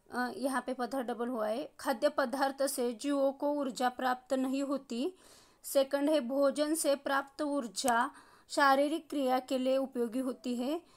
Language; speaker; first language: Hindi; non-native, local second language; Marathi